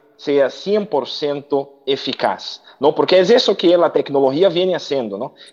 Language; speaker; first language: Spanish; non-native, learner; Portuguese